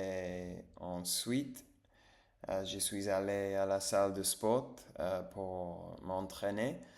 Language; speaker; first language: French; non-native, learner; English